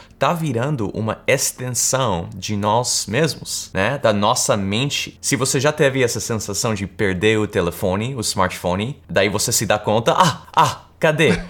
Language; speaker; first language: Portuguese; early bilingual, heritage; Portuguese